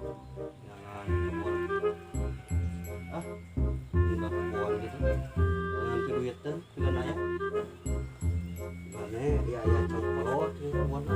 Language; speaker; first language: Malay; non-native, local second language; Sundanese